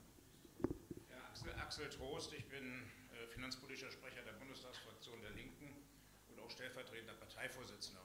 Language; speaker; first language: German; native; German